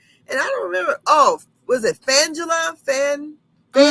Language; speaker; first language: English; native; English